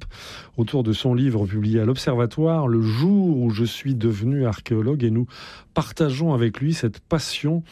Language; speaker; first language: French; native; French